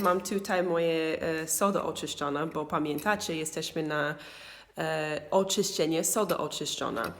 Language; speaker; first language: Polish; non-native, learner; English